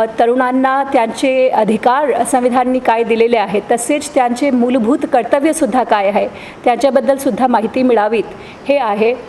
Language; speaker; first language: Marathi; non-native, local second language; Hindi